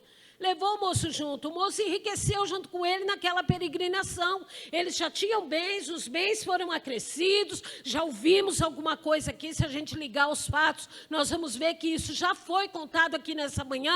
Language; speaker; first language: Portuguese; native; Portuguese